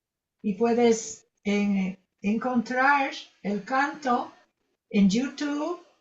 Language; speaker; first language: Spanish; non-native, fluent; English